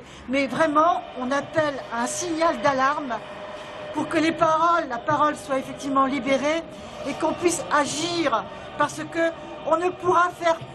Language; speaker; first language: French; native; French